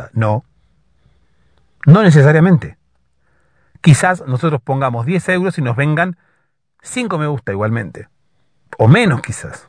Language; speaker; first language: Spanish; native; Spanish